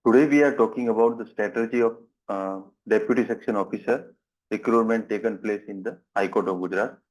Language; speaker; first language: English; non-native, local second language; Gujarati